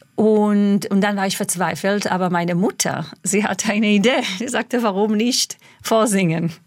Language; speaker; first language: German; non-native, fluent; Hebrew